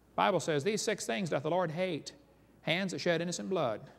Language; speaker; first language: English; native; English